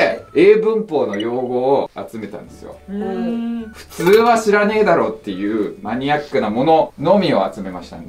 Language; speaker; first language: Japanese; native; Japanese